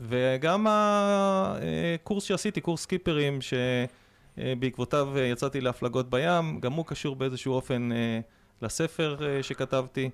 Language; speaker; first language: Hebrew; native; Hebrew